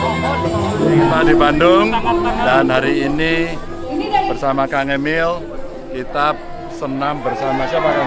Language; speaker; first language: Indonesian; non-native, local second language; Javanese